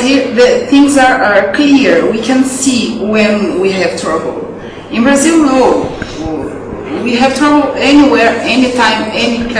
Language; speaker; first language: English; non-native, fluent; Portuguese